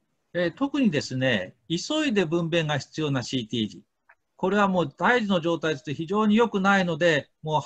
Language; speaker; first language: Japanese; native; Japanese